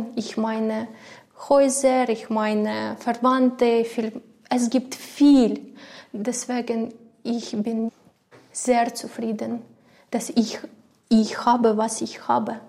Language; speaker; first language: German; non-native, learner; Ukrainian